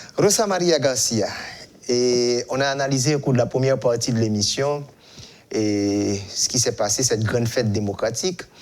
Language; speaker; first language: French; non-native, local second language; Haitian Creole